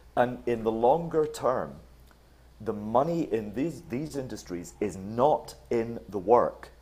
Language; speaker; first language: English; native; English